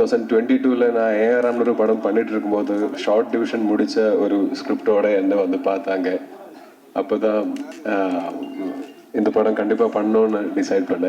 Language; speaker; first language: Tamil; non-native, local second language; Malayalam